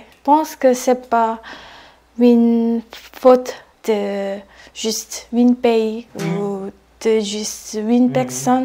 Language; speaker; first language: French; non-native, learner; Korean